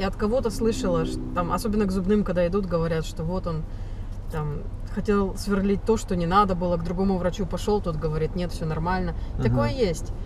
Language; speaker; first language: Russian; native; Russian